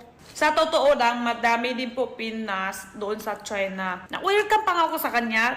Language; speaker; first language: Filipino; non-native, learner; Chinese